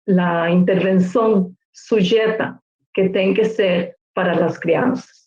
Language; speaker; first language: Portuguese; non-native, learner; Spanish